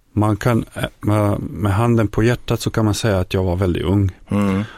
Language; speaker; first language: Swedish; non-native, fluent; Bosnian